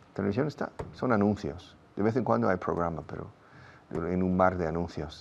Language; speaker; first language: Spanish; non-native, fluent; English